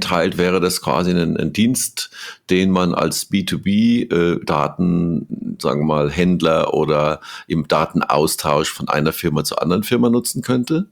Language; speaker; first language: German; native; German